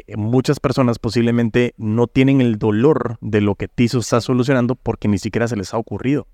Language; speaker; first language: Spanish; native; Spanish